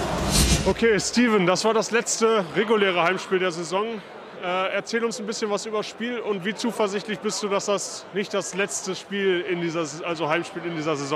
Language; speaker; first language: German; native; German